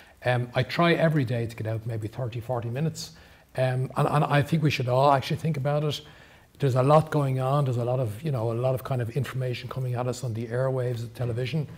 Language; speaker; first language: English; native; English